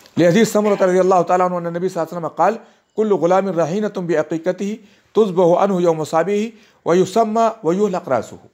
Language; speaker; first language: Hindi; native; Hindi